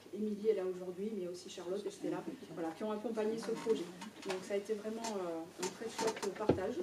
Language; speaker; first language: French; native; French